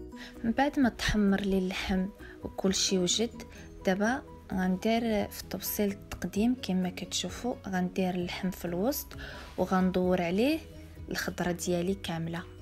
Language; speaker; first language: Arabic; native; Arabic